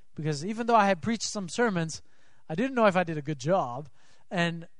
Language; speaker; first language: English; non-native, fluent; Swiss German